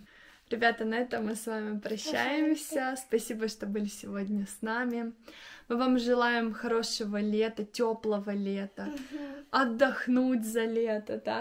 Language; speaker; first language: Russian; native; Russian